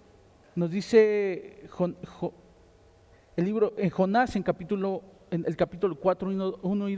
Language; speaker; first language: Spanish; native; Spanish